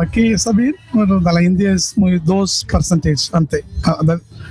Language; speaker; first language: Spanish; non-native, learner; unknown